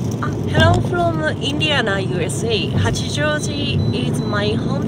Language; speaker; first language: English; non-native, learner; Japanese